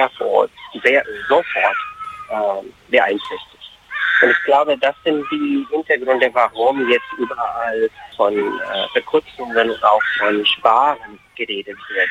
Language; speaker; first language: German; non-native, fluent; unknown